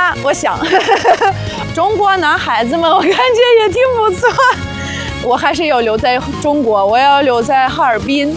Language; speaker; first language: Chinese; non-native, fluent; Russian